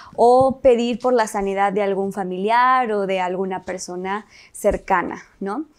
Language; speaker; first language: Spanish; native; Spanish